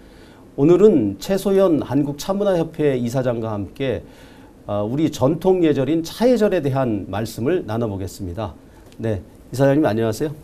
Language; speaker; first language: Korean; native; Korean